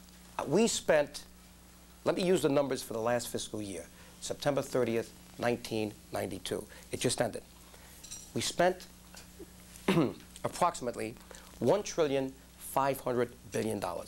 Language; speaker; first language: English; native; English